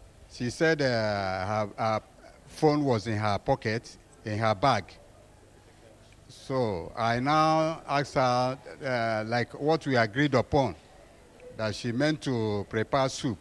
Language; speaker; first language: English; non-native, local second language; Igbo